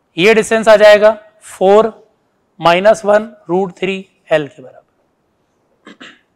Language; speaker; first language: Hindi; native; Hindi